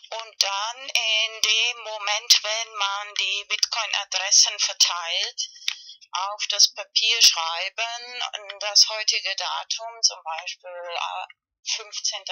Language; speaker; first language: German; non-native, fluent; Spanish